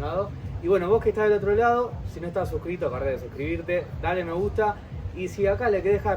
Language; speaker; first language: Spanish; native; Spanish